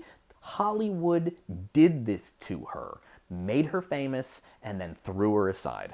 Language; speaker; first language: English; native; English